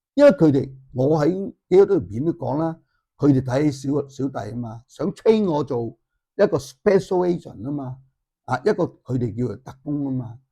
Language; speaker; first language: Cantonese; native; Cantonese